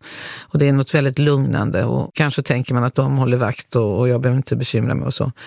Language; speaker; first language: Swedish; native; Swedish